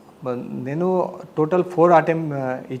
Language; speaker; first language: Telugu; non-native, learner; Marathi